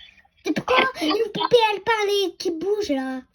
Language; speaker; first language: French; native; French